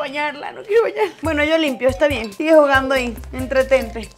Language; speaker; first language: Spanish; native; Spanish